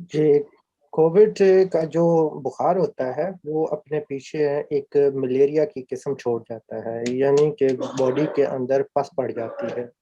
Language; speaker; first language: Urdu; native; Urdu